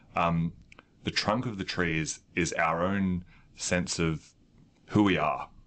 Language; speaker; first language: English; native; English